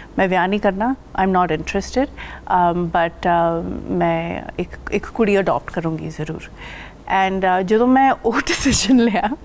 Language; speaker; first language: Punjabi; early bilingual, heritage; Punjabi